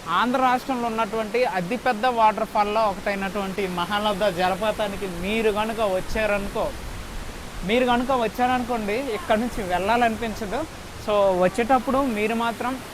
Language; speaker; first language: Telugu; native; Telugu